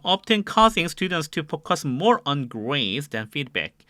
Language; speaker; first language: English; non-native, fluent; Korean